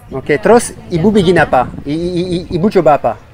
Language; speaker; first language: Indonesian; non-native, fluent; French